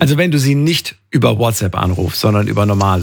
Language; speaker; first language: German; native; German